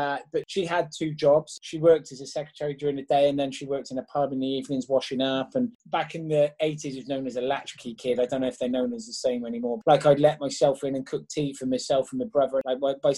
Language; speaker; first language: English; native; English